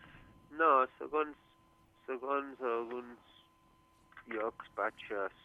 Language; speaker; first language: Catalan; early bilingual, heritage; Catalan